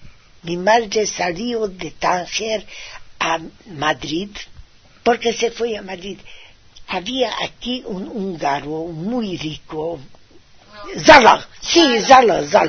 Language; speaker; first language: Spanish; non-native, fluent; Hungarian